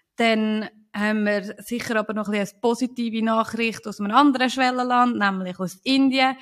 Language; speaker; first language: German; native; German